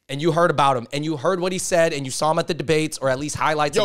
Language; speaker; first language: English; native; English